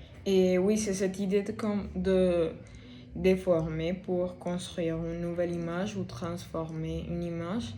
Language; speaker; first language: French; non-native, fluent; Spanish